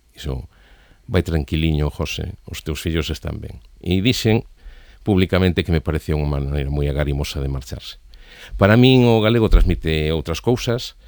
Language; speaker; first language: Galician; native; Galician